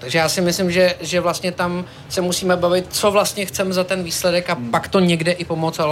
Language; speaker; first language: Czech; native; Czech